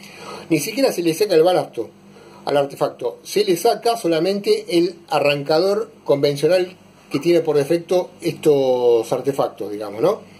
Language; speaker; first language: Spanish; native; Spanish